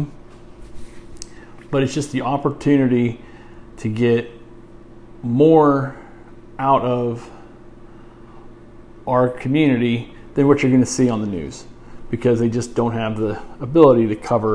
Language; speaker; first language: English; native; English